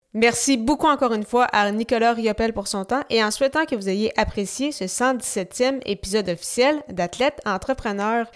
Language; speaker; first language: French; native; French